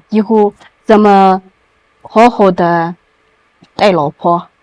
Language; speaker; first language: Chinese; non-native, learner; Amharic